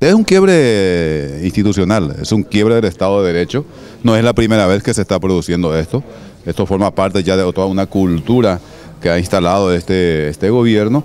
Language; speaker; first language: Spanish; native; Spanish